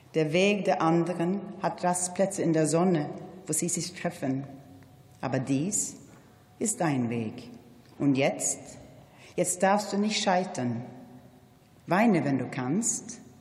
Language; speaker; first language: German; non-native, fluent; Swedish